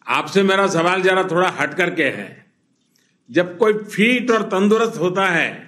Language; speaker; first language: Hindi; non-native, local second language; Gujarati